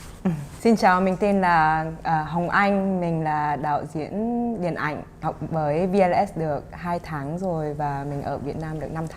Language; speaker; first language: Vietnamese; early bilingual, heritage; Vietnamese